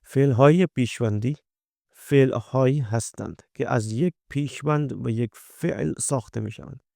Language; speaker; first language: Persian; non-native, fluent; Urdu